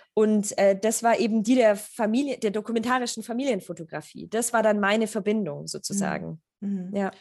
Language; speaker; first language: German; early bilingual, other home language; Polish